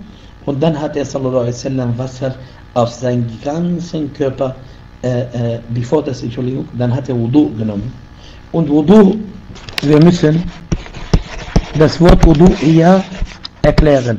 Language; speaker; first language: German; non-native, fluent; Arabic